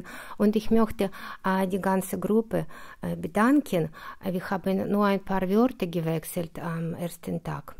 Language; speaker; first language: German; non-native, fluent; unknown